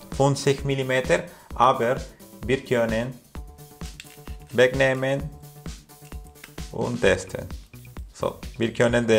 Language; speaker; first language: German; non-native, learner; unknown